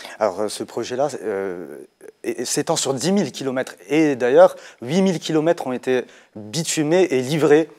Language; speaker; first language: French; non-native, local second language; Arabic